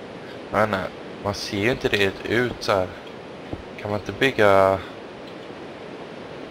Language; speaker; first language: Swedish; native; Swedish